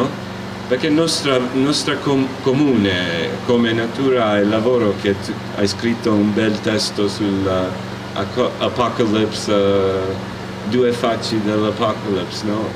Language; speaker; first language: Italian; non-native, learner; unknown